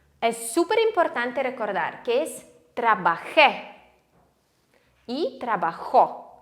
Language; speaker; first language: Spanish; non-native, fluent; Ukrainian